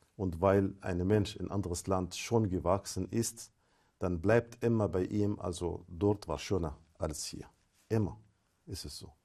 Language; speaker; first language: German; non-native, fluent; Arabic